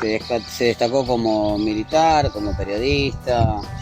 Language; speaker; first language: Spanish; native; Spanish